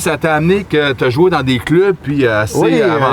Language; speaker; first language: French; native; French